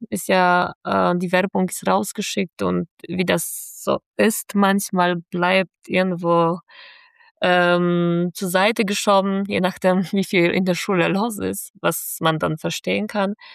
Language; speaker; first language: German; non-native, fluent; Polish